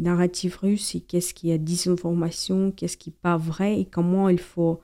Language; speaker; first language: French; non-native, fluent; Ukrainian